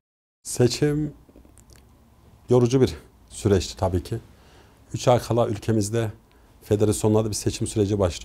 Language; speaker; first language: Turkish; native; Turkish